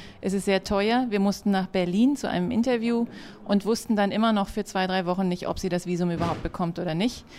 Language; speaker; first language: German; native; German